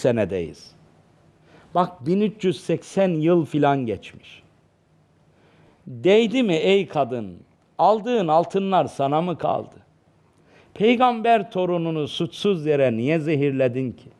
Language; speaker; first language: Turkish; native; Turkish